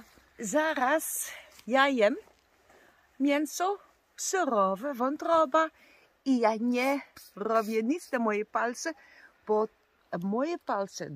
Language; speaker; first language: Polish; non-native, learner; Dutch